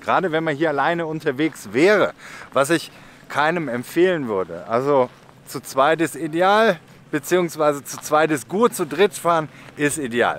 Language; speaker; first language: German; native; German